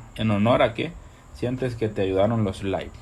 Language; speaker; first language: Spanish; native; Spanish